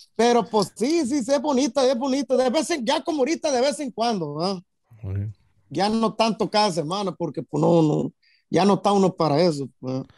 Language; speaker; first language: Spanish; early bilingual, heritage; Spanish